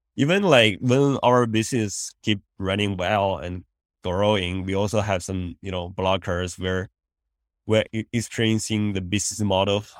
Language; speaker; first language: English; non-native, fluent; Chinese